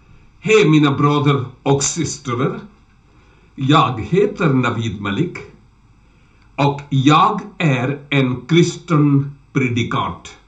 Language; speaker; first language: Swedish; non-native, learner; Urdu